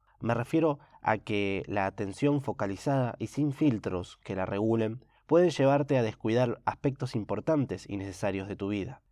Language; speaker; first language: Spanish; native; Spanish